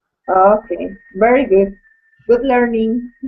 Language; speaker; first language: English; non-native, learner; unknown